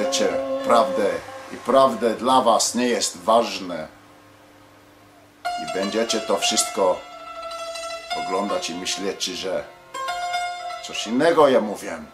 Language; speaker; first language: Polish; early bilingual, heritage; English